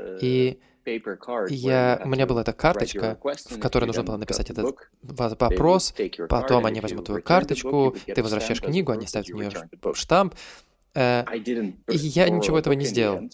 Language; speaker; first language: Russian; non-native, fluent; English